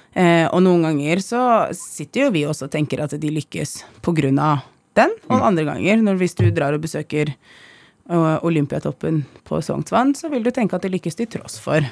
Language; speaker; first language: Norwegian; early bilingual, other home language; Arabic